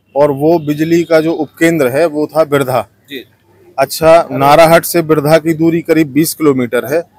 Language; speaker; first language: Hindi; native; Hindi